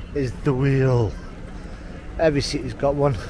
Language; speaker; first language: English; native; English